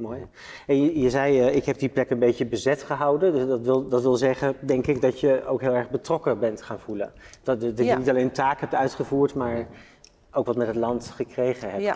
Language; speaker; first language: Dutch; native; Dutch